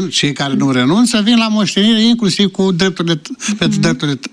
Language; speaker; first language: Romanian; native; Romanian